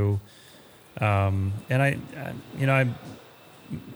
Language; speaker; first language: English; native; English